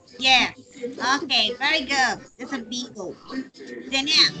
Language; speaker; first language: English; non-native, learner; Spanish